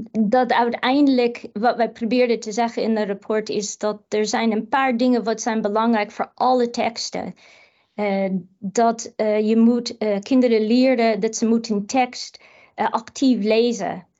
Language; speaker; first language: Dutch; non-native, fluent; English